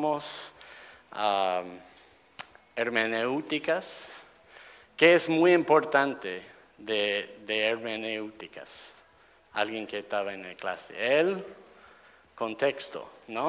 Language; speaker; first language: Spanish; non-native, fluent; English